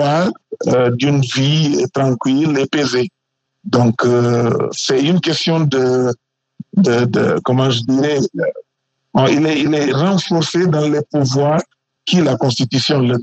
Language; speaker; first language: French; non-native, fluent; Portuguese